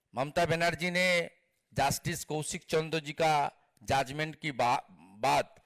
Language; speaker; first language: Hindi; non-native, local second language; Bangla